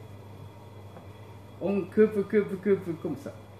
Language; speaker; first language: French; non-native, learner; Japanese